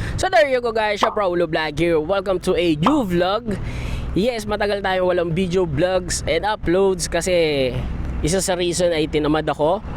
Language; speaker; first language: Filipino; native; Filipino